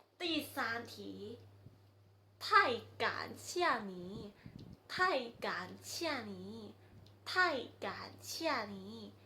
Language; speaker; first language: Chinese; non-native, fluent; Thai